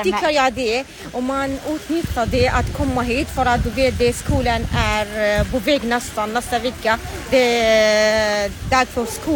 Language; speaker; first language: Swedish; non-native, learner; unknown